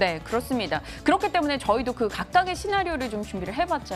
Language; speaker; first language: Korean; native; Korean